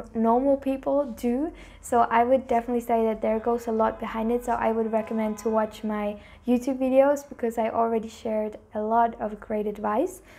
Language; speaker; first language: English; non-native, fluent; German